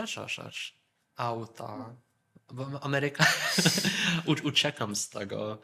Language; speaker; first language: Polish; early bilingual, heritage; Polish